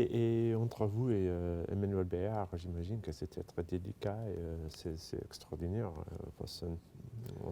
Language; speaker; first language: French; non-native, fluent; English